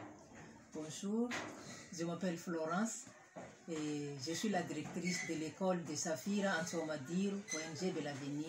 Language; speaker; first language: French; non-native, local second language; Malagasy